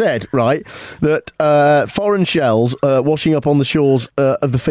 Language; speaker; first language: English; native; English